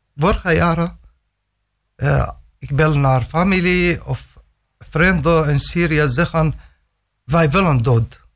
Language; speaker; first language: Dutch; non-native, learner; Arabic